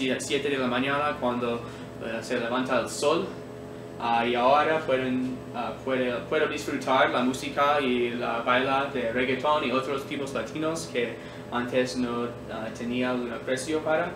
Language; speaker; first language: Spanish; non-native, learner; English